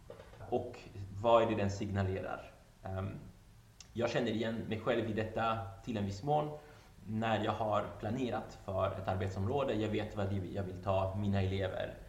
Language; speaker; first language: Swedish; non-native, fluent; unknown